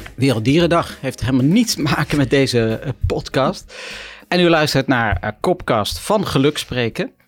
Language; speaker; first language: Dutch; native; Dutch